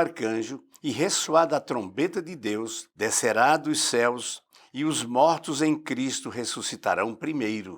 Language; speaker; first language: Portuguese; native; Portuguese